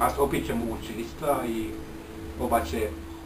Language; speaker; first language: Bulgarian; non-native, learner; Finnish